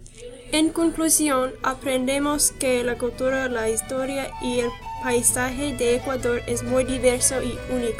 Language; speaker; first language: Spanish; non-native, learner; English